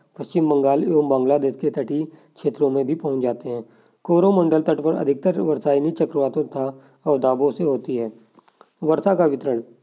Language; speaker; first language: Hindi; native; Hindi